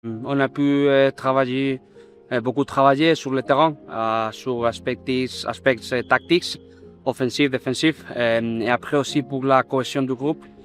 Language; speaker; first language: French; non-native, fluent; Spanish